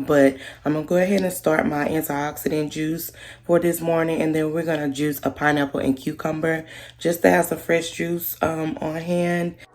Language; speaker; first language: English; native; English